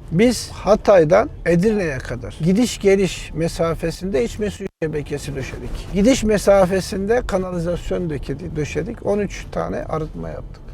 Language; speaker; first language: Turkish; native; Turkish